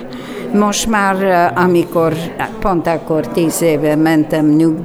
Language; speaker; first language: Hungarian; non-native, fluent; Bulgarian